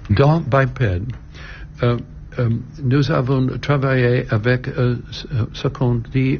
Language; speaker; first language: French; non-native, learner; English